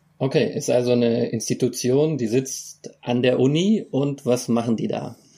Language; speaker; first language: German; native; German